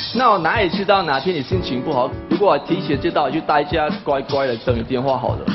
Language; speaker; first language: Chinese; non-native, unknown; Khmer